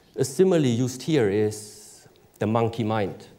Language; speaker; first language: English; early bilingual, other home language; German